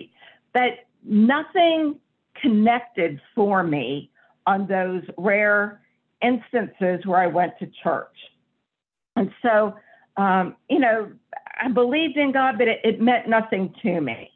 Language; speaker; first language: English; native; English